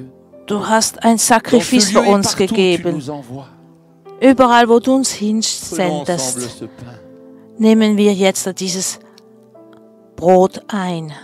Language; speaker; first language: German; non-native, fluent; French